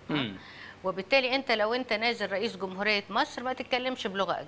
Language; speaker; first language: Arabic; native; Arabic